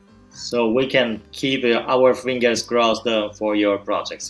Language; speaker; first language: English; non-native, fluent; Italian